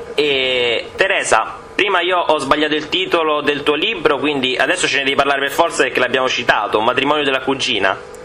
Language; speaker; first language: Italian; native; Italian